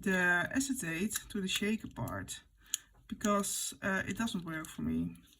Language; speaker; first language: English; non-native, fluent; Dutch